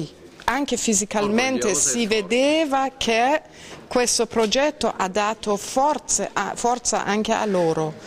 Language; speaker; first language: Italian; non-native, fluent; Persian